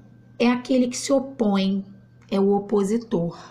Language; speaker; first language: Portuguese; native; Portuguese